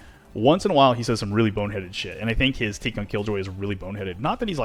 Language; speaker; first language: English; native; English